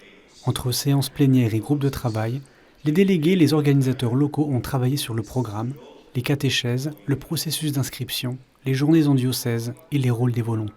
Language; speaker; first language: French; native; French